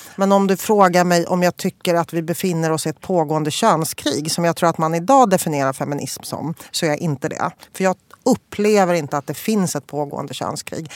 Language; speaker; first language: Swedish; early bilingual, other home language; Polish